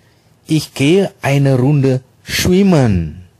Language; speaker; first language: German; non-native, fluent; Indonesian